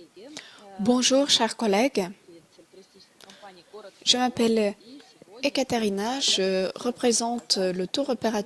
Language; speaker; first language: French; non-native, fluent; Russian